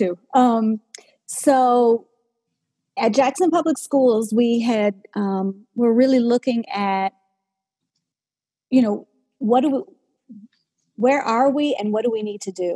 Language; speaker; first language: English; native; English